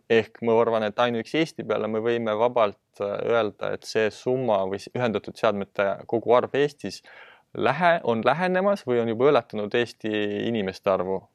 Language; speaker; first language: Estonian; non-native, local second language; Russian